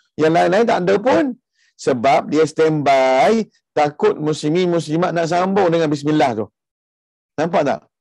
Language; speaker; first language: Malay; early bilingual, heritage; Malay